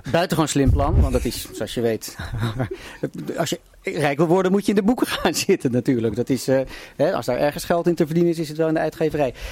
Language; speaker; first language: Dutch; native; Dutch